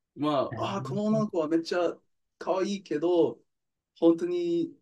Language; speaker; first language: Japanese; non-native, fluent; English